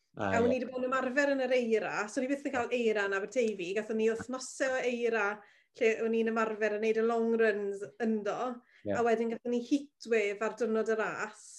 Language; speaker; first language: Welsh; native; Welsh